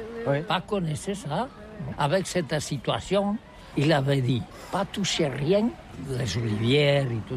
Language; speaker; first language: French; non-native, learner; Catalan